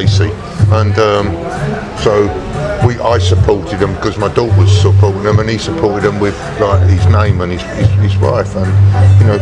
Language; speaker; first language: English; native; English